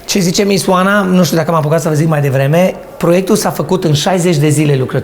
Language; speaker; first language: Romanian; native; Romanian